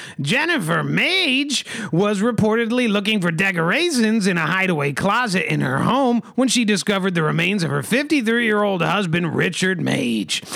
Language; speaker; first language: English; native; English